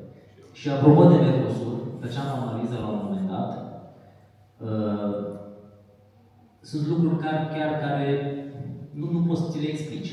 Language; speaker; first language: Romanian; native; Romanian